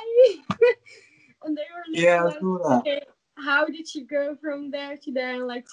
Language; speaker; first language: English; non-native, fluent; Dutch